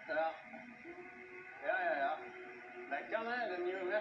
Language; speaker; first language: Dutch; non-native, local second language; French